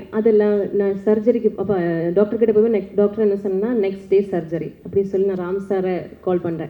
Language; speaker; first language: Tamil; non-native, learner; Malayalam